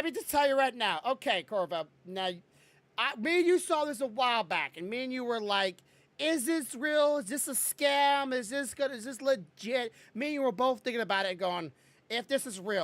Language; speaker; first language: English; native; English